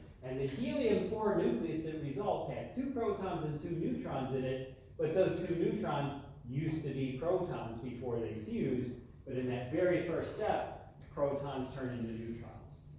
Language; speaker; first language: English; native; English